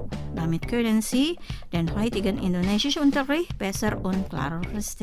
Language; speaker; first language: German; non-native, fluent; Indonesian